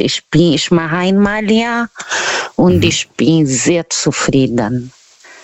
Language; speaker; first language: German; non-native, learner; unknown